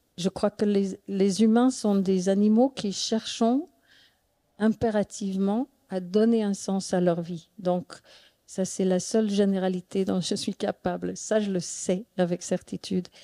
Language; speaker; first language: French; non-native, fluent; English